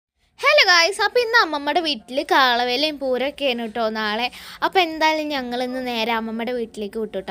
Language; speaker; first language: Malayalam; native; Malayalam